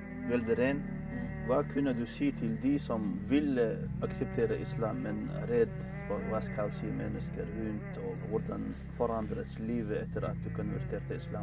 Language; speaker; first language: Norwegian; non-native, fluent; Chechen